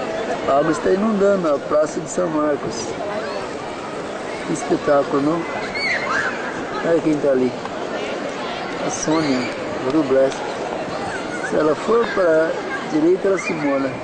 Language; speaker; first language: Portuguese; native; Portuguese